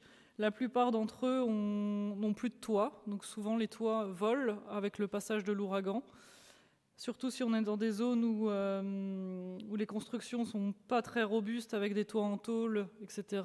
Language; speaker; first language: French; native; French